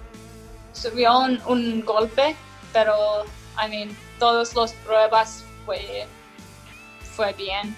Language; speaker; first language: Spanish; non-native, learner; English